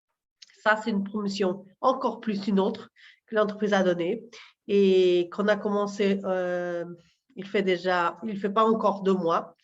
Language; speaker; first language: French; non-native, learner; Portuguese